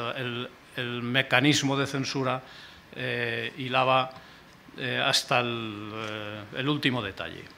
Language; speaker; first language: Spanish; native; Spanish